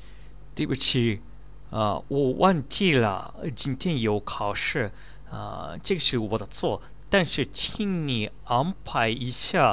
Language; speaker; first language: Chinese; non-native, learner; Japanese